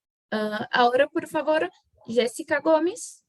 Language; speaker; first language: Spanish; non-native, fluent; Portuguese